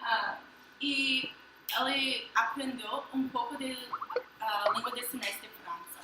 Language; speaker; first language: Portuguese; non-native, fluent; English